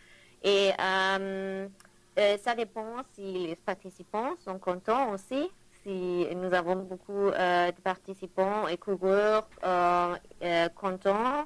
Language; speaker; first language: French; non-native, learner; German